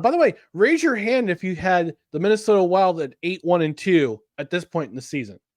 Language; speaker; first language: English; native; English